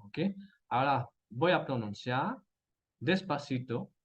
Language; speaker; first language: Spanish; non-native, fluent; French